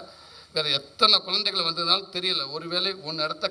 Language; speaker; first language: Tamil; native; Tamil